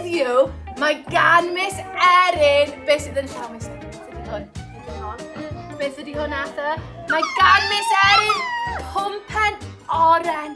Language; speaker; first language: Welsh; native; Welsh